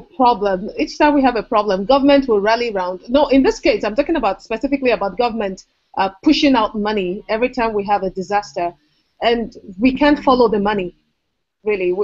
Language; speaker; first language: English; non-native, local second language; Igbo